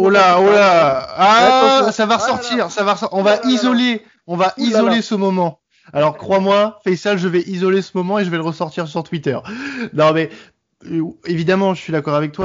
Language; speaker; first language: French; native; French